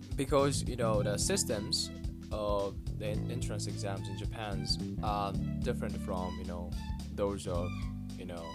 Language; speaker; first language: English; non-native, fluent; Japanese